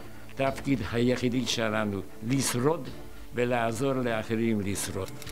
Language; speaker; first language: Hebrew; non-native, fluent; Hungarian